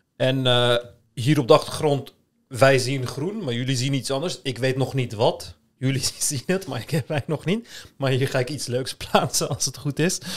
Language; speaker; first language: Dutch; early bilingual, other home language; Turkish